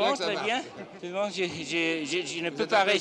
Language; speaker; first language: French; non-native, learner; English